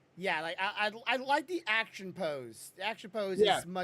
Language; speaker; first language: English; native; English